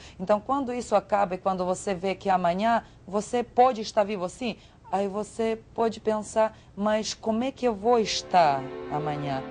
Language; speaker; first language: Portuguese; non-native, fluent; Serbian